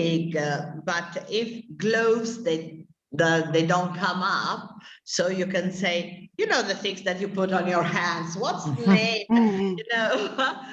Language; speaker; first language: English; non-native, fluent; Italian